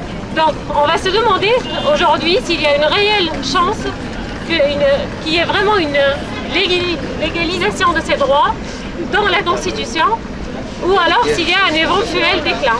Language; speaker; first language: French; non-native, local second language; Arabic